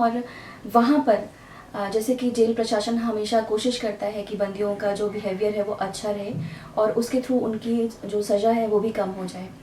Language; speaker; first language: Hindi; native; Hindi